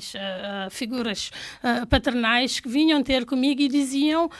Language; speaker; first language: Portuguese; non-native, fluent; Fula